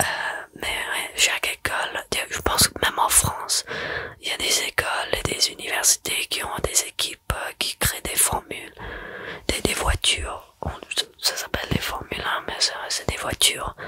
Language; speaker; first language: French; early bilingual, heritage; French